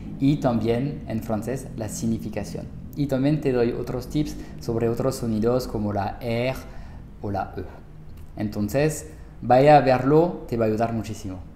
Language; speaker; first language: Spanish; non-native, fluent; French